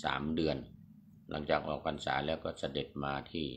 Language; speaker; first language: Thai; native; Thai